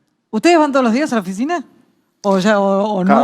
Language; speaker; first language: Spanish; native; Spanish